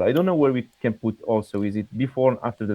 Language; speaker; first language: English; non-native, fluent; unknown